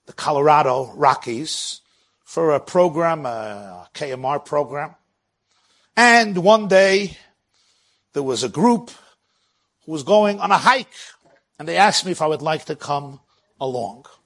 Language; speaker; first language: English; native; English